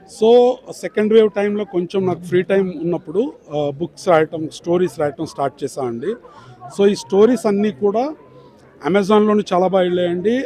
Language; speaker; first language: Telugu; non-native, local second language; Malayalam